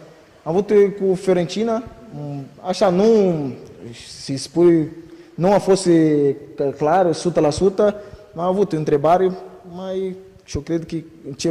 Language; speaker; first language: Romanian; non-native, learner; Portuguese